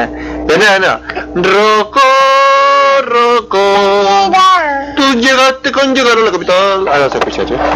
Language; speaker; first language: Spanish; native; Spanish